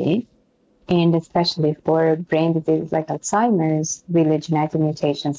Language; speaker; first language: English; non-native, fluent; Italian